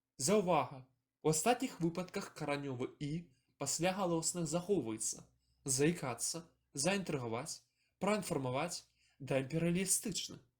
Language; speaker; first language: Belarusian; native; Belarusian